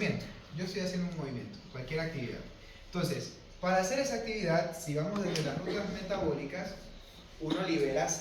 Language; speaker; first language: Spanish; native; Spanish